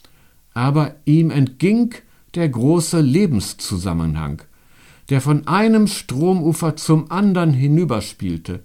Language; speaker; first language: German; native; German